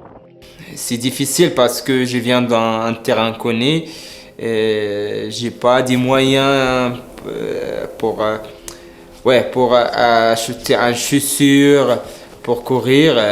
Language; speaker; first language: French; non-native, learner; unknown